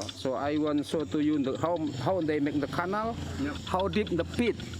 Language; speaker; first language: English; non-native, learner; Indonesian